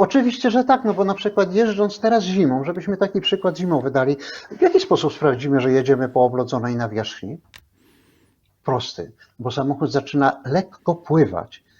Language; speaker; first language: Polish; native; Polish